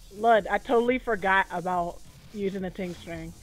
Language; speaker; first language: English; native; English